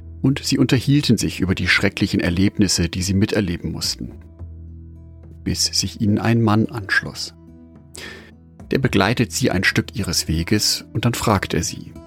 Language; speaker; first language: German; native; German